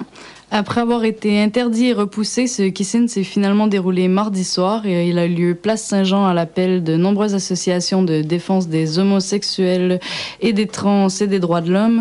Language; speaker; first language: French; native; French